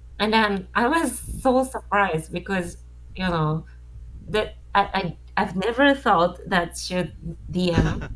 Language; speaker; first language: English; non-native, learner; Japanese